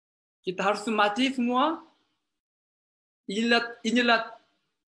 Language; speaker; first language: Indonesian; non-native, learner; Korean